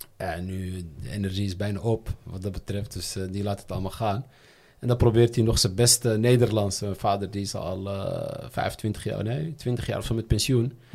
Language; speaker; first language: Dutch; early bilingual, other home language; Riffian